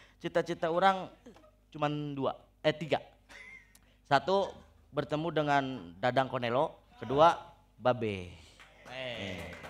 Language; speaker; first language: Indonesian; non-native, local second language; Sundanese